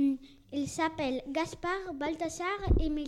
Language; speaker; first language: French; non-native, learner; Spanish